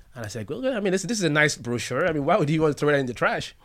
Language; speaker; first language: English; non-native, local second language; Yoruba